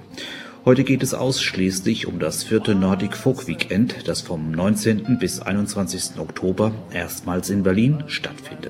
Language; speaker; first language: German; native; German